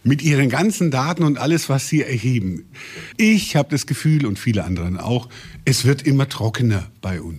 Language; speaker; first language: German; native; German